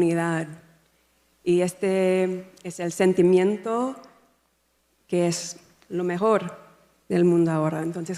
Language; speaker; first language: Spanish; non-native, learner; English